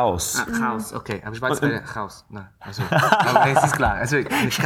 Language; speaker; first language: German; non-native, fluent; Italian